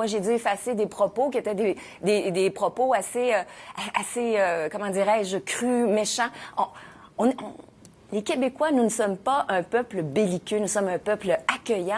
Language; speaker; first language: French; native; French